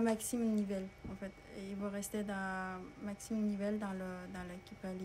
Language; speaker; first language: French; non-native, learner; Spanish